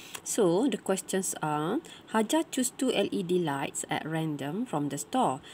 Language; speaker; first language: English; non-native, local second language; Malay